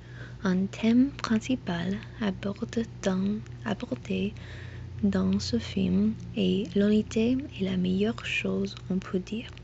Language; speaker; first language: French; non-native, learner; English